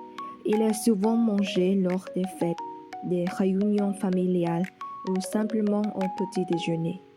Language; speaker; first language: French; non-native, learner; Vietnamese